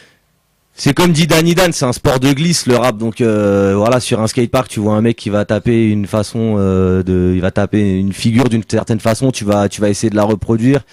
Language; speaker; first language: French; native; French